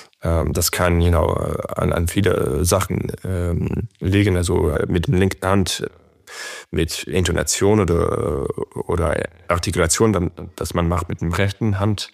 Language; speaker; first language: German; non-native, fluent; French